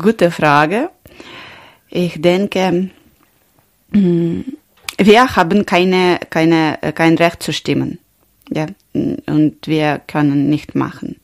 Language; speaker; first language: German; non-native, learner; Ukrainian